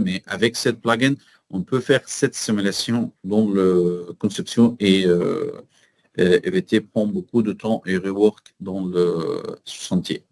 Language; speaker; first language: French; non-native, learner; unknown